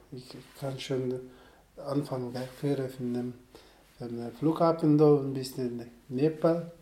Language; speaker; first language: German; non-native, learner; Sherpa